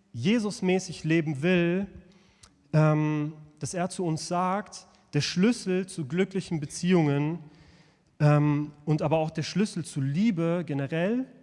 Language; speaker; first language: German; early bilingual, other home language; Lithuanian